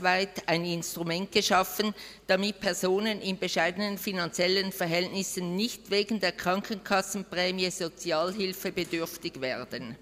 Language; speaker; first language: German; native; German